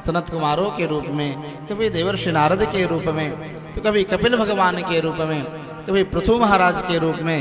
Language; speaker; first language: Hindi; native; Hindi